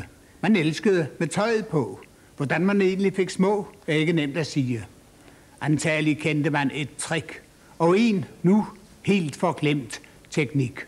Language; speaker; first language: Danish; native; Danish